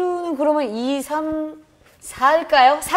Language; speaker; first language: Korean; native; Korean